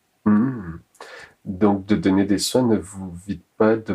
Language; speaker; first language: French; native; French